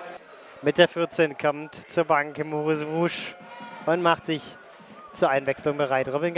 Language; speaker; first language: German; native; German